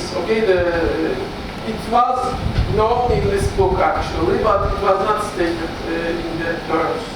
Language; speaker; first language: English; non-native, fluent; Turkish